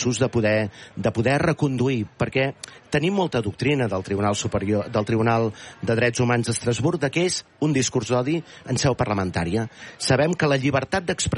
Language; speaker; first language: Catalan; native; Catalan